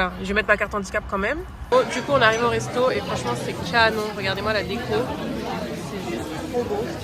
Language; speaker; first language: French; native; French